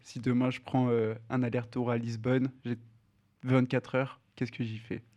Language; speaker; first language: French; native; French